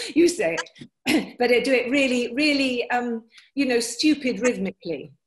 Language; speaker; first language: English; native; English